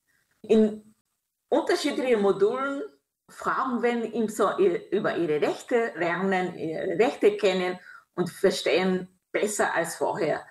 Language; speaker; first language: German; non-native, fluent; Kinyarwanda